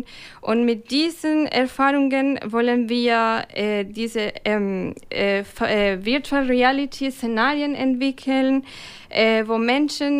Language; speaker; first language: German; non-native, fluent; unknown